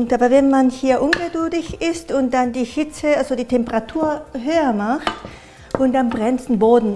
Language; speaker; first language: German; non-native, fluent; Japanese